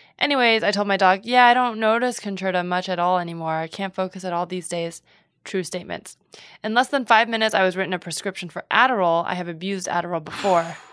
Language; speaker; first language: English; native; English